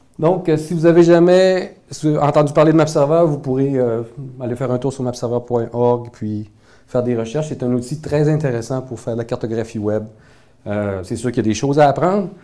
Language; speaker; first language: French; native; French